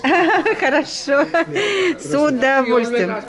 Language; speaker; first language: Russian; native; Russian